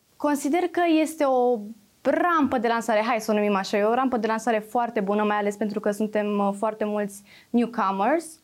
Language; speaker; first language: Romanian; native; Romanian